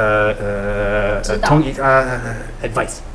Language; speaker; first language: Chinese; non-native, learner; English